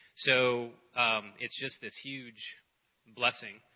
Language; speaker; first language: English; native; English